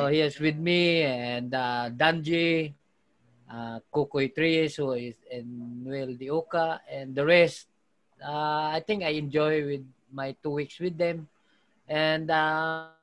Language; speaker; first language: English; non-native, local second language; Filipino